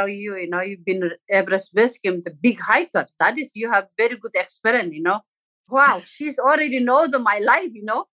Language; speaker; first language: English; non-native, local second language; Sherpa